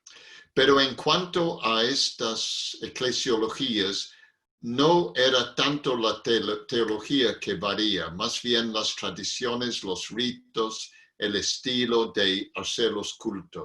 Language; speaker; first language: Spanish; non-native, fluent; English